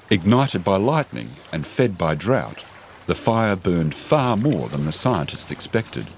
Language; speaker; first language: English; native; English